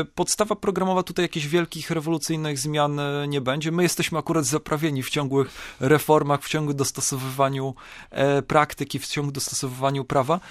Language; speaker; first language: Polish; native; Polish